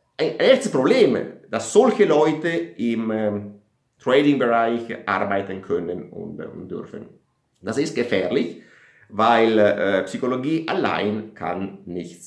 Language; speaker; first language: German; non-native, fluent; Italian